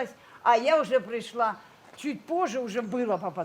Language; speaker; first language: Russian; native; Russian